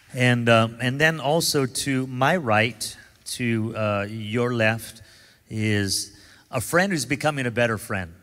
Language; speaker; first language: English; native; English